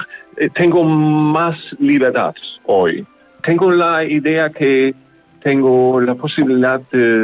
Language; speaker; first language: Spanish; non-native, learner; German